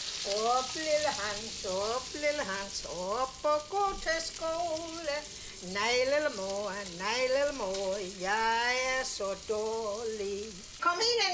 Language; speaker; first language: Danish; early bilingual, heritage; English